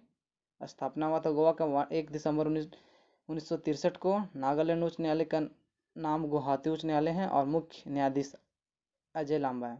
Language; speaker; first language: Hindi; native; Hindi